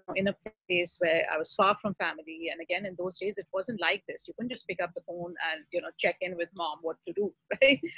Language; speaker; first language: English; non-native, local second language; Urdu